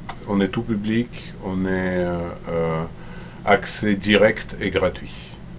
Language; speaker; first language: French; native; French